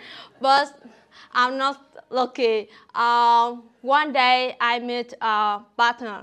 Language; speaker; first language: English; non-native, learner; Vietnamese